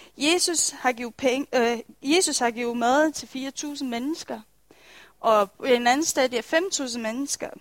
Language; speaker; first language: Danish; non-native, fluent; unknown